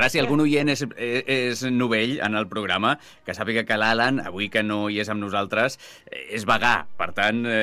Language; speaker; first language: Catalan; native; Catalan